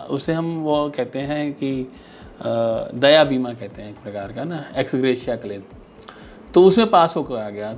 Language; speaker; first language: Hindi; native; Hindi